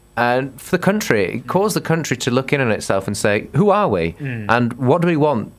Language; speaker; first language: English; native; English